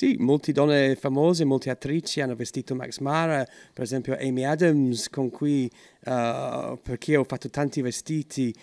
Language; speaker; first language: Italian; non-native, fluent; English